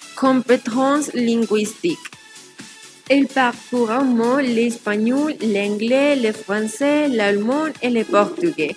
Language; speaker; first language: French; non-native, learner; Spanish